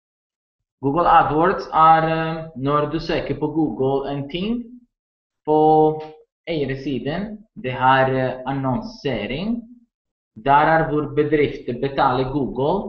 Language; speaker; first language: Norwegian; non-native, learner; Italian